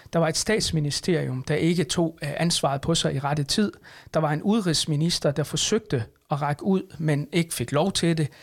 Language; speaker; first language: Danish; early bilingual, other home language; Arabic